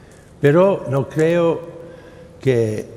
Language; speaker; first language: Spanish; non-native, fluent; English